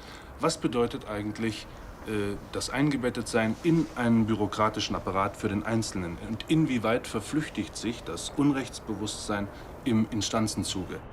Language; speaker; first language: German; native; German